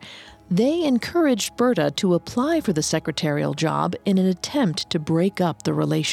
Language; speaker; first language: English; native; English